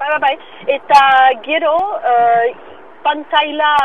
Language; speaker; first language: Basque; non-native, local second language; French